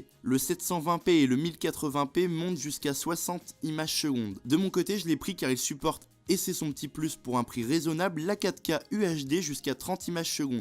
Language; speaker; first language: French; native; French